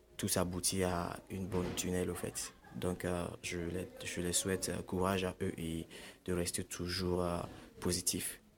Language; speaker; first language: French; non-native, fluent; English